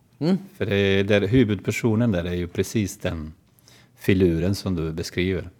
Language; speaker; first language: Swedish; non-native, fluent; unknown